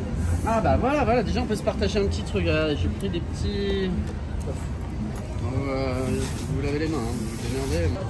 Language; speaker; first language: French; native; French